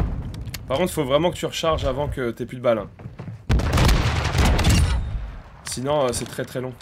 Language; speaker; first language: French; native; French